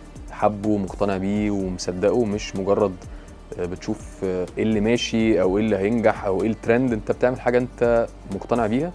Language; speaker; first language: Arabic; native; Arabic